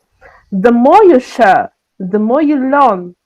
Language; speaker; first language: English; non-native, learner; French